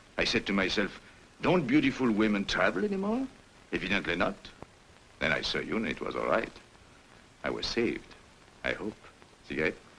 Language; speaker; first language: English; non-native, fluent; French